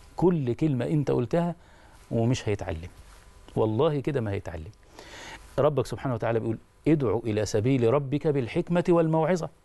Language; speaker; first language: Arabic; native; Arabic